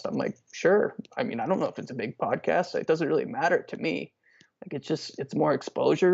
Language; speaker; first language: English; native; English